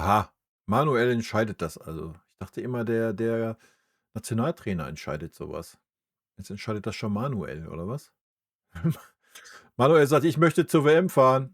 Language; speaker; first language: German; native; German